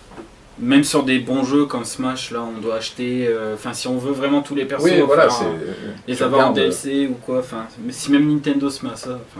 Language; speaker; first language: French; native; French